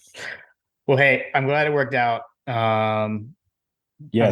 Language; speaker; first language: English; native; English